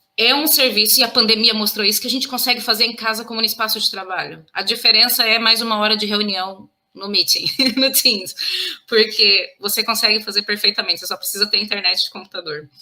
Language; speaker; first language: Portuguese; native; Portuguese